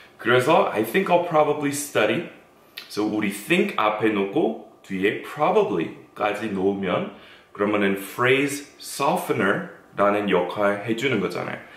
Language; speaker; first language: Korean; non-native, fluent; English